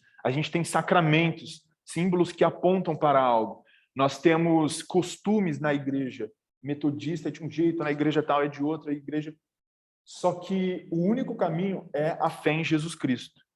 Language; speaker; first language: Portuguese; native; Portuguese